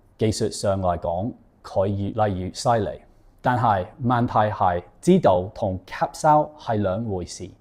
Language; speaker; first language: Cantonese; non-native, fluent; English